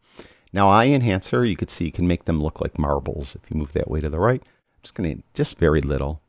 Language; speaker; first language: English; native; English